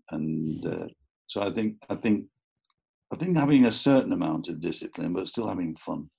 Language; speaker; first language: English; native; English